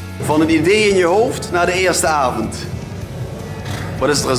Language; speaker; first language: Dutch; native; Dutch